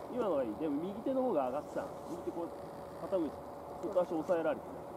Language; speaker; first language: Japanese; native; Japanese